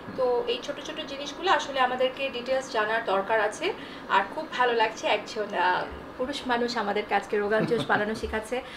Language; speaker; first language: Bangla; native; Bangla